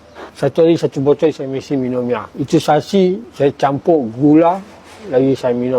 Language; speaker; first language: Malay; non-native, local second language; Tamil